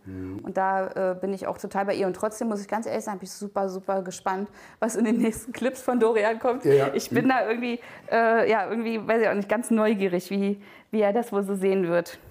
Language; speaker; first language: German; native; German